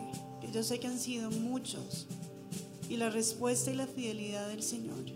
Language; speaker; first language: Spanish; native; Spanish